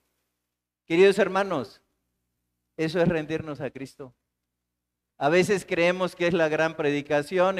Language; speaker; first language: Spanish; native; Spanish